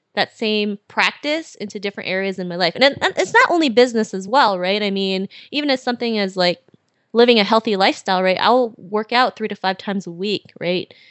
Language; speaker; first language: English; early bilingual, other home language; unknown